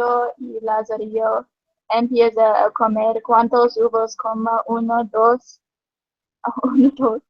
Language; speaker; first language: Spanish; non-native, learner; English